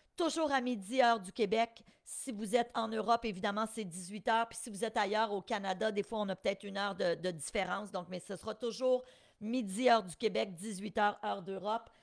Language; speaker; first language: French; native; French